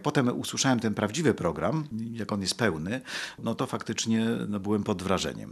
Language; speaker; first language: Polish; native; Polish